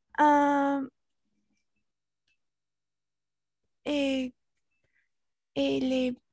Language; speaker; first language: French; non-native, learner; Spanish